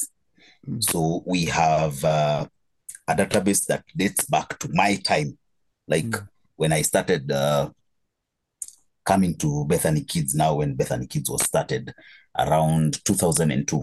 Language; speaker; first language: English; non-native, local second language; Kikuyu